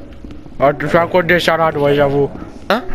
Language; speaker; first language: French; native; French